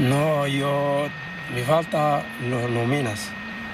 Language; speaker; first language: Spanish; non-native, learner; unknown